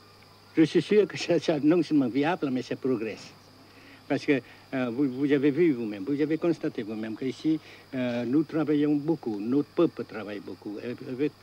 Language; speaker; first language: French; non-native, local second language; Vietnamese